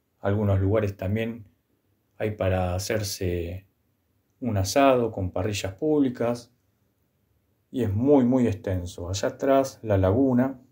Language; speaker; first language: Spanish; native; Spanish